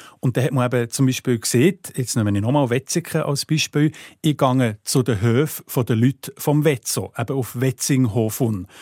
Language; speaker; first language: German; native; German